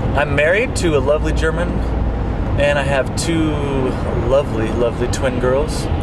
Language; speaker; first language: English; native; English